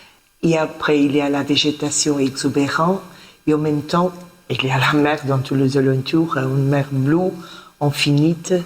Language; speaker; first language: French; non-native, fluent; Portuguese